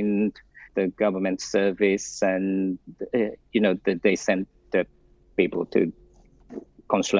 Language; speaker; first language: English; non-native, fluent; Japanese